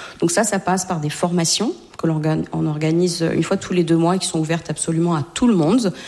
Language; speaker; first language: French; native; French